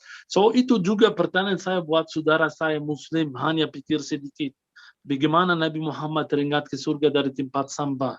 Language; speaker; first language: Indonesian; non-native, fluent; Arabic